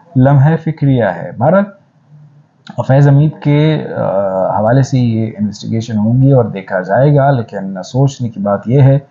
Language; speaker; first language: Urdu; non-native, local second language; Pashto